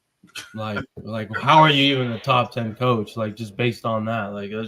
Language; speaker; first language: English; native; English